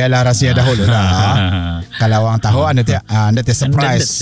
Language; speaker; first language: Malay; native; Malay